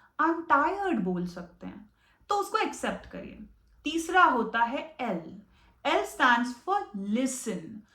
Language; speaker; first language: Hindi; native; Hindi